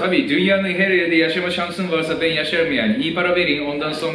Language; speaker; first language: Turkish; non-native, fluent; Japanese